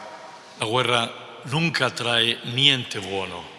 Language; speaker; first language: Italian; non-native, fluent; Spanish